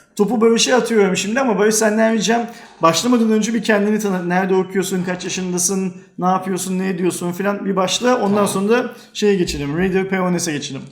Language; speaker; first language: Turkish; native; Turkish